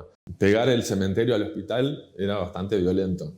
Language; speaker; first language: Spanish; native; Spanish